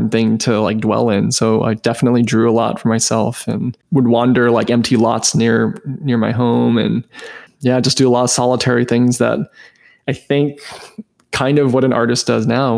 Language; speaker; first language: English; native; English